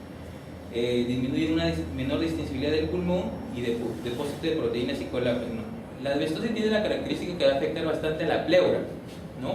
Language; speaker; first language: Spanish; native; Spanish